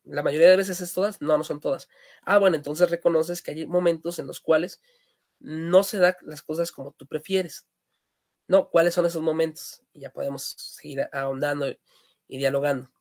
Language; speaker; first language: Spanish; native; Spanish